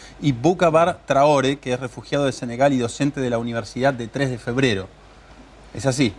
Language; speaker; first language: Spanish; native; Spanish